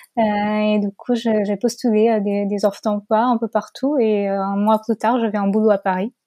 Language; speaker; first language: French; non-native, fluent; Portuguese